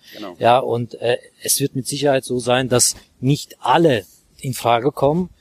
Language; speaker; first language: German; non-native, fluent; Russian